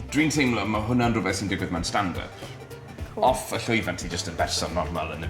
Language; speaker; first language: Welsh; native; Welsh